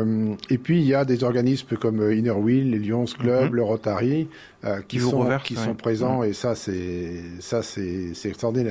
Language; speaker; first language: French; native; French